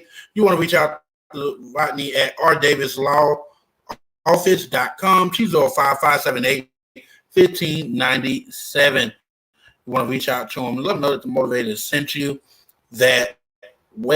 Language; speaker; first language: English; native; English